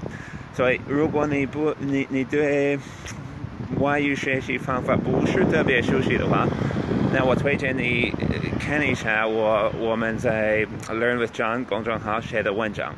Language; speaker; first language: Chinese; non-native, fluent; English